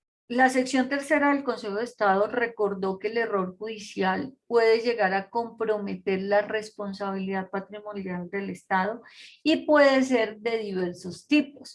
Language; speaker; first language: Spanish; native; Spanish